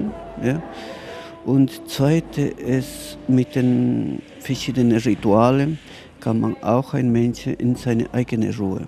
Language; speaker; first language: German; non-native, learner; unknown